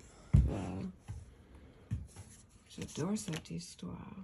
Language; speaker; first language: French; non-native, fluent; English